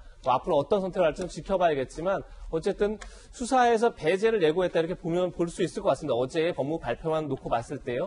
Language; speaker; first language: Korean; native; Korean